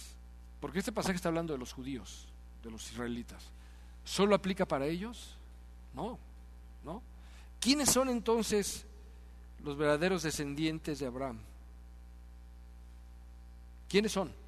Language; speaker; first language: Spanish; native; Spanish